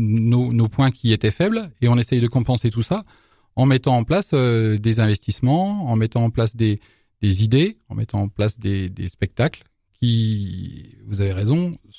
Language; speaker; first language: French; native; French